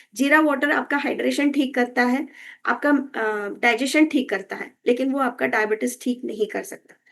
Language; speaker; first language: Hindi; non-native, local second language; Kannada